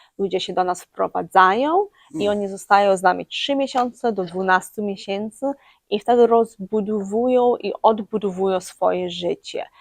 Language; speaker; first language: Polish; early bilingual, heritage; English